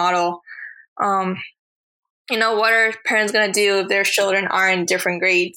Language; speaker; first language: English; early bilingual, other home language; Spanish